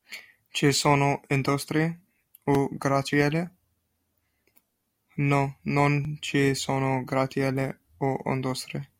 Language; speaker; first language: Italian; non-native, learner; English